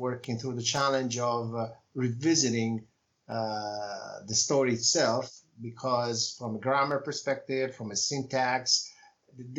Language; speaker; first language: English; non-native, fluent; Italian